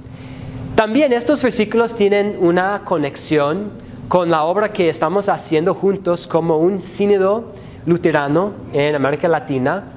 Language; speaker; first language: Spanish; non-native, fluent; English